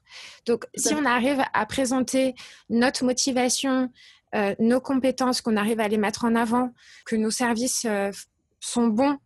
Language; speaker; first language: French; native; French